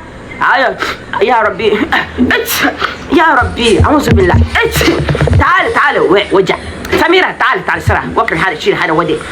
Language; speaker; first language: Arabic; non-native, learner; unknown